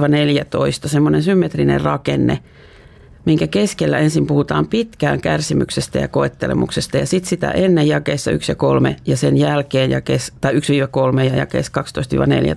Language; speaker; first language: Finnish; native; Finnish